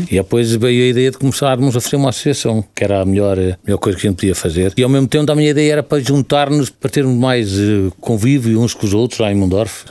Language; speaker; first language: Portuguese; early bilingual, heritage; Portuguese